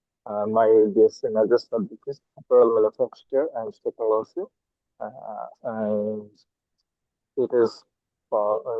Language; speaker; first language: English; non-native, learner; Bangla